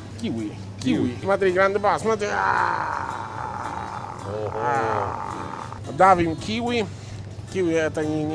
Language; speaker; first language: Russian; non-native, fluent; Italian